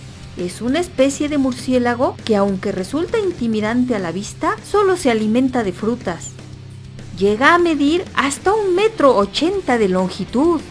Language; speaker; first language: Spanish; native; Spanish